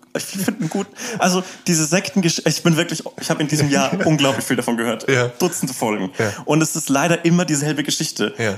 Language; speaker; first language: German; native; German